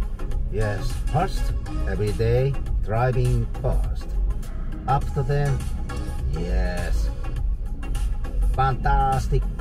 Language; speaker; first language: English; non-native, learner; Korean